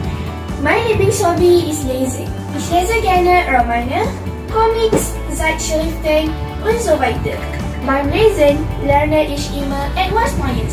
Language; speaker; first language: German; non-native, learner; Malay